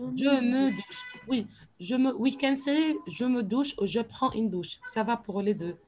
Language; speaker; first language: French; non-native, fluent; Arabic